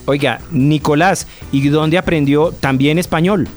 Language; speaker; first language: Spanish; native; Spanish